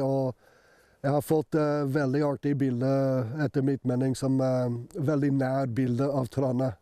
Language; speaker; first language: Norwegian; non-native, fluent; English